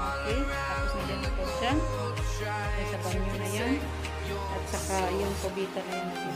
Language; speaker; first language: Filipino; non-native, local second language; Cebuano